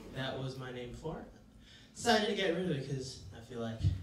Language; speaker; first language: English; native; English